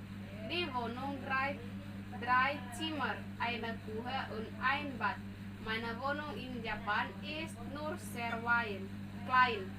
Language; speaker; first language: German; non-native, learner; Indonesian